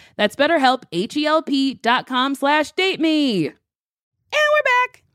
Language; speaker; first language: English; non-native, fluent; French